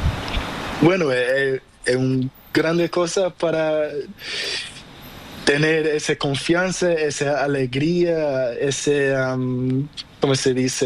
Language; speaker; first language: Spanish; non-native, learner; Portuguese